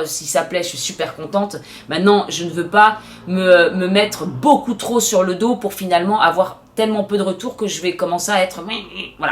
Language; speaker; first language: French; native; French